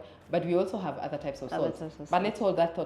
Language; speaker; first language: English; native; English